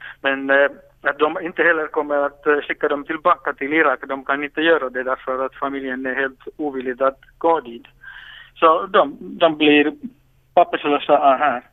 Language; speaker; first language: Swedish; non-native, local second language; Finnish